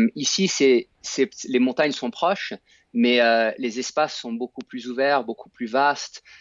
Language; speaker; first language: French; native; French